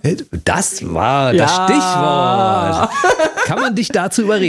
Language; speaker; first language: German; native; German